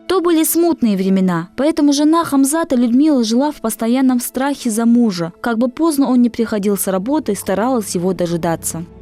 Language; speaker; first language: Russian; native; Russian